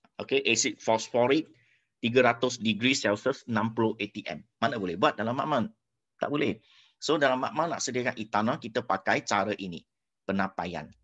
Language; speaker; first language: Malay; non-native, local second language; Chinese